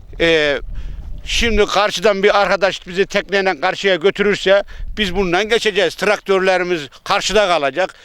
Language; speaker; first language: Turkish; native; Turkish